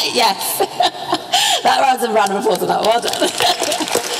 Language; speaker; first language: English; native; English